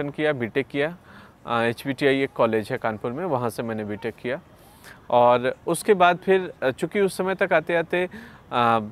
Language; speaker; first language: Hindi; native; Hindi